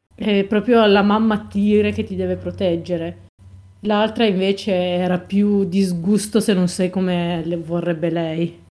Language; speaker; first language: Italian; native; Italian